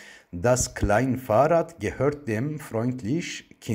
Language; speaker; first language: German; non-native, fluent; Turkish